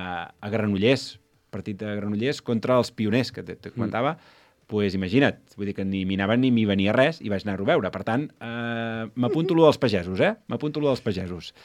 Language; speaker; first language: Catalan; native; Catalan